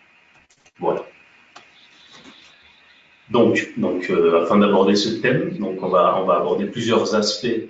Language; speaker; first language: French; native; French